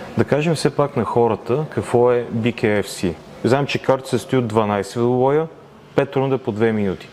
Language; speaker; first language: Bulgarian; native; Bulgarian